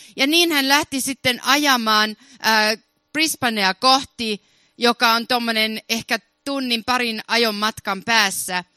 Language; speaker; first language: Finnish; early bilingual, heritage; Finnish